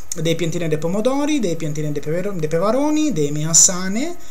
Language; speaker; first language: Italian; non-native, local second language; Venetian